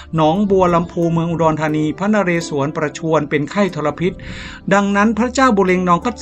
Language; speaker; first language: Thai; native; Thai